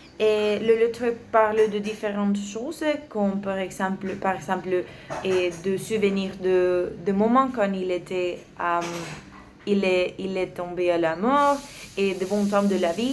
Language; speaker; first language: French; non-native, learner; Spanish